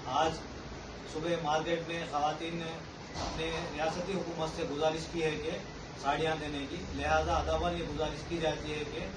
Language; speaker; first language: Urdu; native; Urdu